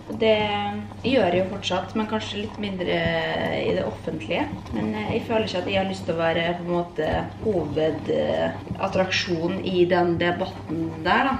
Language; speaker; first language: Norwegian; native; Norwegian